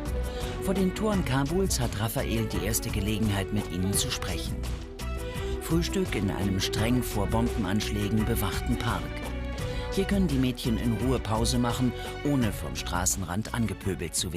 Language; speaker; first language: German; native; German